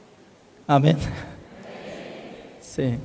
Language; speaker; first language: Spanish; non-native, fluent; Korean